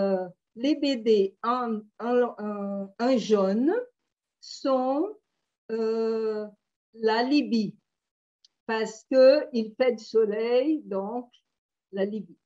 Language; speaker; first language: French; non-native, fluent; Portuguese